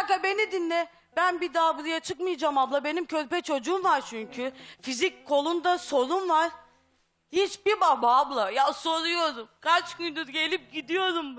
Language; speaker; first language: Turkish; native; Turkish